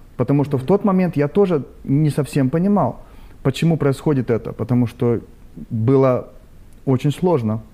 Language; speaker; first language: Russian; native; Russian